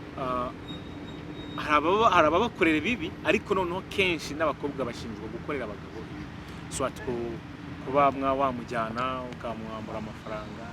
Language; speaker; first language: Kinyarwanda; native; Kinyarwanda